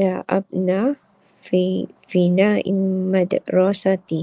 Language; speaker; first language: Arabic; non-native, learner; Malay